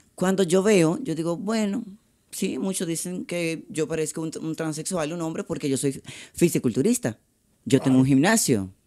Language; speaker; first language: Spanish; native; Spanish